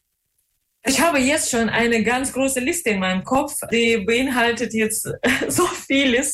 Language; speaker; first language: German; non-native, fluent; Russian